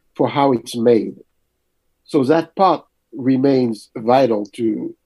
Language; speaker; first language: English; early bilingual, other home language; French